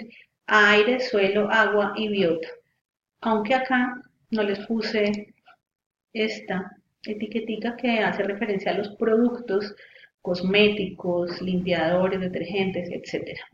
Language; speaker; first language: Spanish; native; Spanish